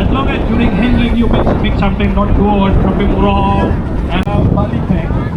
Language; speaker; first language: English; non-native, learner; Indonesian